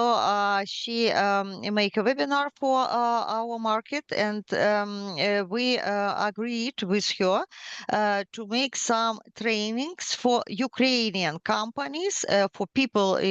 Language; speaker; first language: English; non-native, learner; Ukrainian